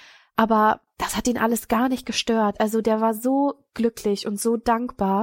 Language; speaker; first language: German; native; German